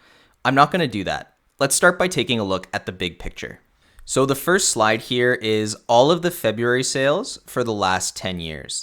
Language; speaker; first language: English; native; English